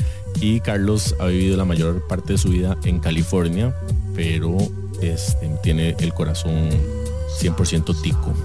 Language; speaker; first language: Spanish; native; Spanish